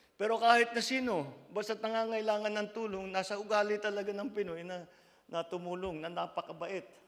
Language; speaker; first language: Filipino; native; Filipino